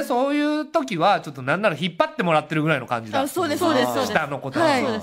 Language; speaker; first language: Japanese; native; Japanese